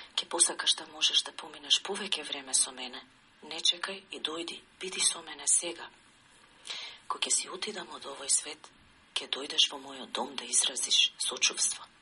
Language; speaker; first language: Macedonian; native; Macedonian